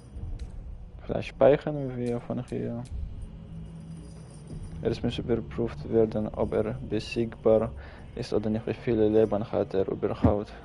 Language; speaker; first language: German; non-native, learner; Russian